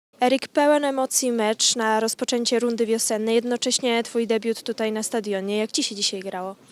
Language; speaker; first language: Polish; native; Polish